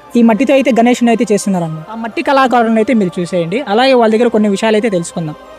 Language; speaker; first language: Telugu; native; Telugu